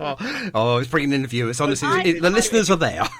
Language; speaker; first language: English; native; English